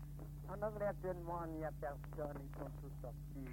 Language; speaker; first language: French; native; French